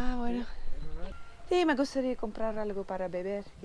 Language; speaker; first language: Spanish; non-native, learner; Dutch